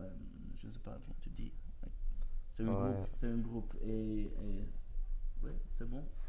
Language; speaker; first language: French; non-native, learner; Dutch